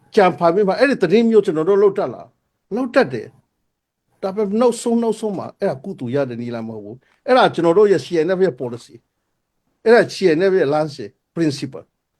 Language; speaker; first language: Burmese; non-native, local second language; Tedim Chin